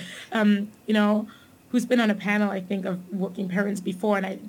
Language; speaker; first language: English; non-native, fluent; German